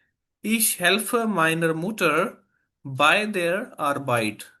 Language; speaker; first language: German; non-native, fluent; Urdu